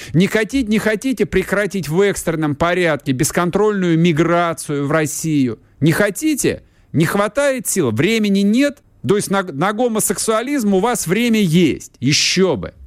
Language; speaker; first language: Russian; native; Russian